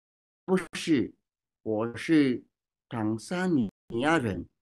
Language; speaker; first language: Chinese; non-native, learner; Swahili